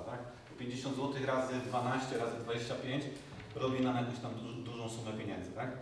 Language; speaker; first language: Polish; native; Polish